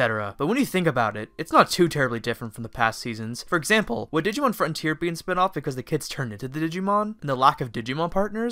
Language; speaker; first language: English; native; English